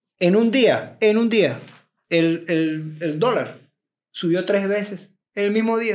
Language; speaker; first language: Portuguese; non-native, learner; Spanish